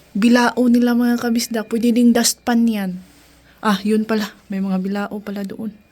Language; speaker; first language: Filipino; non-native, local second language; Cebuano